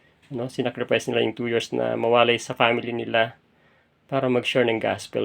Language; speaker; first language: Filipino; native; Filipino